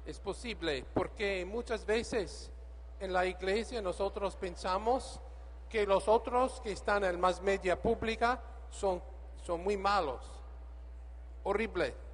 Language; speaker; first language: Spanish; non-native, learner; English